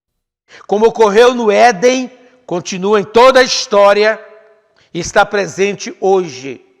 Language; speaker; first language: Portuguese; native; Portuguese